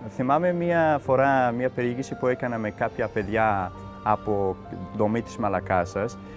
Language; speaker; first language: Greek; non-native, fluent; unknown